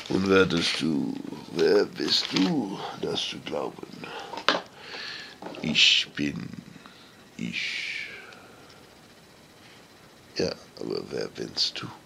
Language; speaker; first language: German; non-native, learner; English